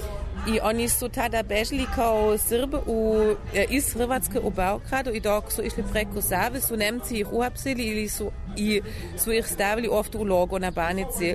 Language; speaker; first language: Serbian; non-native, learner; German